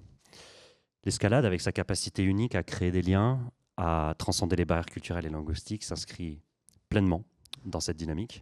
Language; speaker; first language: French; native; French